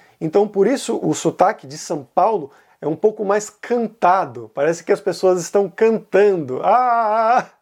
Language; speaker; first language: Portuguese; native; Portuguese